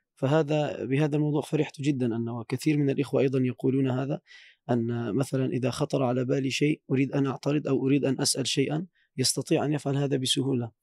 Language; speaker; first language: Arabic; non-native, fluent; Turkish